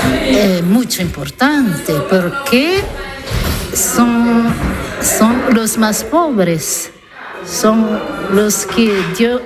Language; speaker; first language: Spanish; non-native, learner; Italian